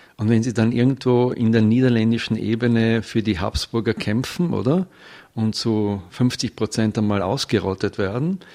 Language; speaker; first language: German; native; German